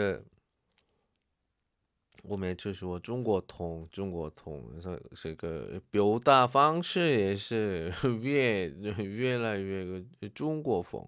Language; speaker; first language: Chinese; non-native, learner; Korean